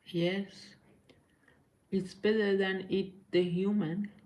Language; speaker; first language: English; non-native, learner; Persian